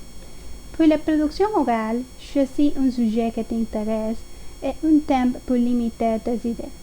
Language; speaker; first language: French; non-native, learner; Spanish